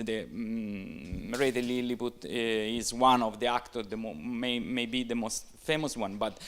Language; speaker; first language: English; non-native, fluent; Italian